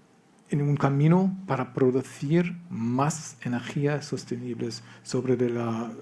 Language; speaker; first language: Spanish; non-native, learner; German